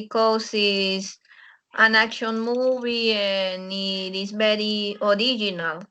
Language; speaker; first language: English; non-native, learner; Spanish